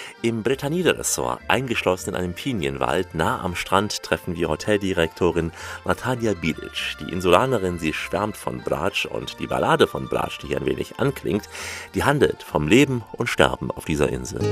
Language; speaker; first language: German; native; German